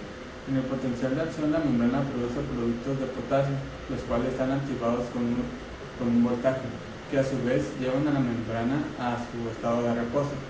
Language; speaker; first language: Spanish; native; Spanish